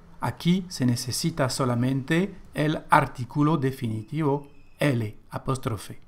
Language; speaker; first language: Spanish; non-native, fluent; French